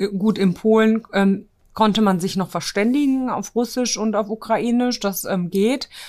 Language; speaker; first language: German; early bilingual, other home language; Polish